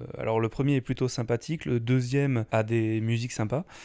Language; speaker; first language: French; native; French